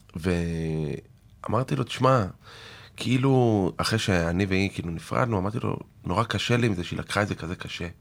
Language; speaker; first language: Hebrew; native; Hebrew